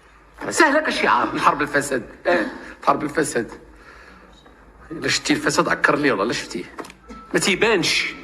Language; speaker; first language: Arabic; native; Arabic